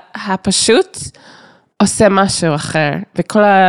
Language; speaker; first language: Hebrew; non-native, fluent; English